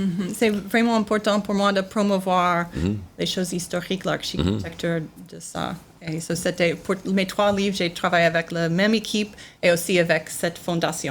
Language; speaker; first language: French; non-native, learner; English